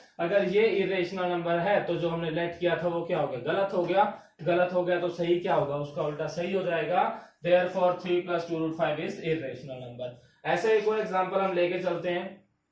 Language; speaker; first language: Hindi; native; Hindi